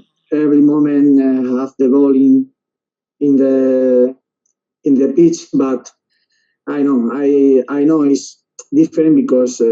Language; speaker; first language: English; non-native, learner; Spanish